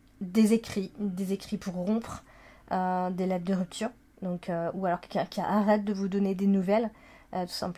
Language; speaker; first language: French; native; French